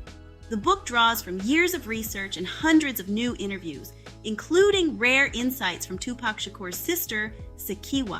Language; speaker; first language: English; native; English